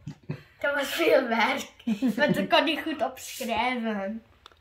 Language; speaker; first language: Dutch; non-native, learner; German